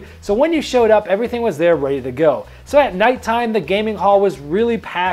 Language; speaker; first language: English; native; English